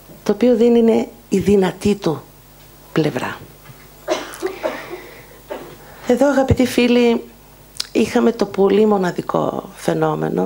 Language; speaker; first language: Greek; native; Greek